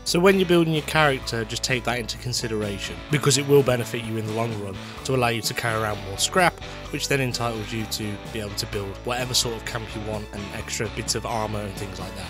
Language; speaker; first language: English; native; English